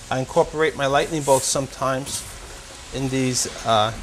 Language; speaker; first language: English; native; English